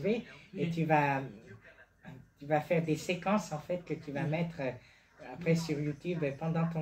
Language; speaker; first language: French; native; French